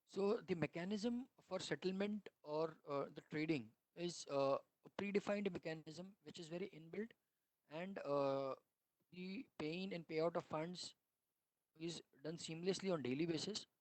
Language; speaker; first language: English; non-native, local second language; Hindi